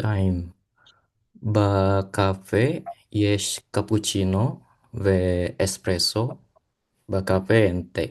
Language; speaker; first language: Hebrew; non-native, learner; Indonesian